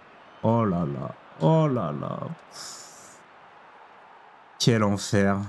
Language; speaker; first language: French; native; French